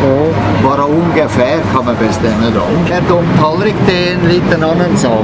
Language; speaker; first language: Swedish; non-native, fluent; German